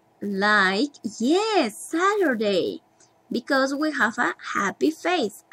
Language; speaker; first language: English; non-native, learner; Spanish